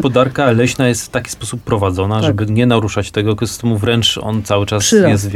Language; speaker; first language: Polish; native; Polish